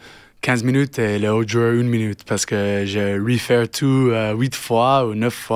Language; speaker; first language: French; non-native, learner; English